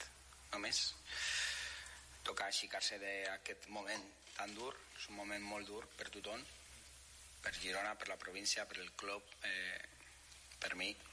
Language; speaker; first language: Catalan; non-native, fluent; Spanish